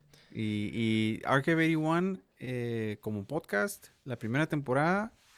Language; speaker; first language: Spanish; early bilingual, heritage; Spanish